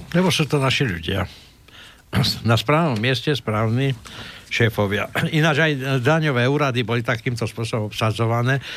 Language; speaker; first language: Slovak; native; Slovak